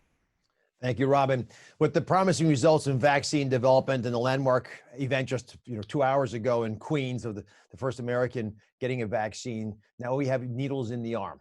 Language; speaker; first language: English; native; English